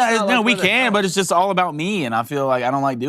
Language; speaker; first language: English; native; English